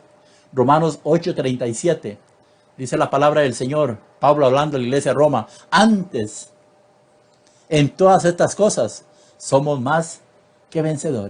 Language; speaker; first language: Spanish; native; Spanish